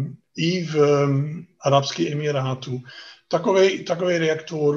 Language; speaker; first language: Czech; non-native, fluent; Dutch